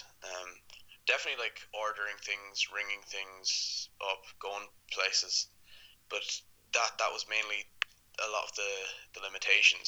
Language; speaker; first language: English; native; English